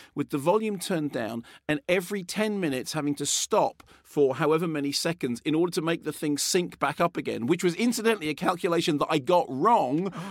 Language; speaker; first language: English; native; English